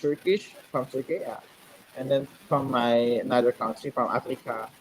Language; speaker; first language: English; non-native, learner; Indonesian